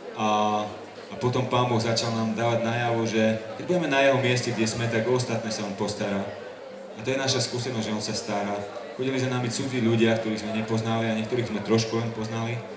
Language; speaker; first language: Slovak; non-native, fluent; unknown